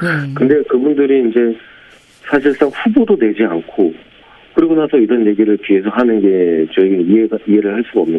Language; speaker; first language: Korean; native; Korean